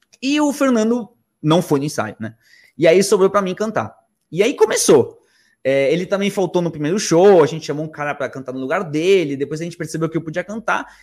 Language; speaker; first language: Portuguese; early bilingual, other home language; Spanish